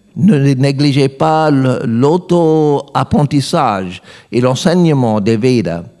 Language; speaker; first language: French; non-native, learner; English